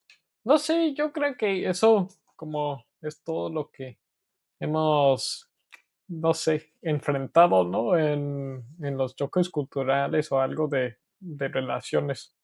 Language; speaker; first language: Spanish; non-native, learner; English